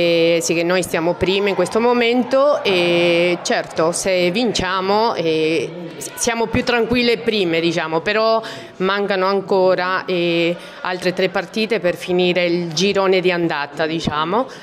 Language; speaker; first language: Italian; non-native, fluent; Spanish